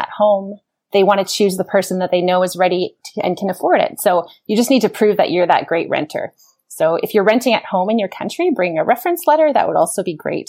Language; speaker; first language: English; native; English